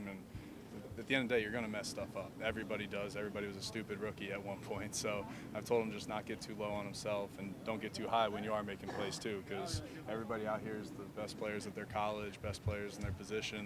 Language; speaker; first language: English; native; English